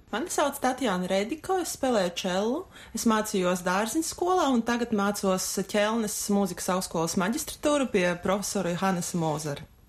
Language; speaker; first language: Latvian; non-native, local second language; Russian